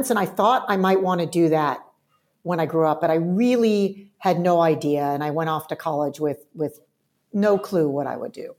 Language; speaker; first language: English; native; English